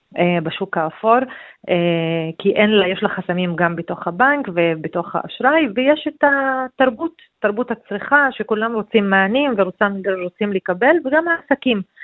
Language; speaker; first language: Hebrew; non-native, local second language; Arabic